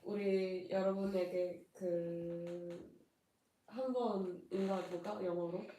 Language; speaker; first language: Korean; non-native, fluent; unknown